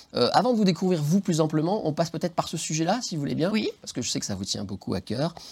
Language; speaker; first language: French; native; French